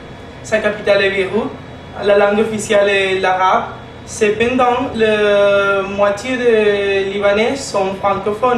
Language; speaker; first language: French; non-native, learner; Spanish